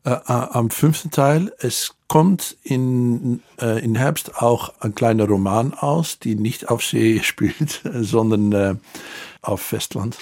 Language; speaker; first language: German; non-native, fluent; Dutch